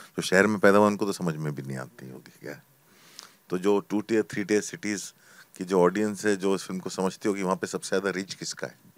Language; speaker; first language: Hindi; native; Hindi